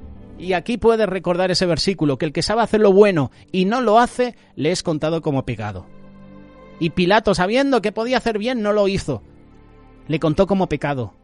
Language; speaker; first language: Spanish; native; Spanish